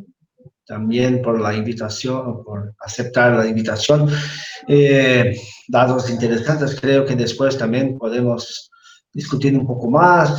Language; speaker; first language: Spanish; non-native, fluent; Portuguese